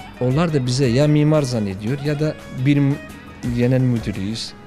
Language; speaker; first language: Turkish; non-native, learner; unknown